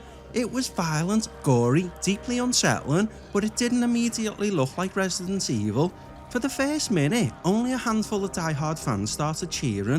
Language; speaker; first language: English; native; English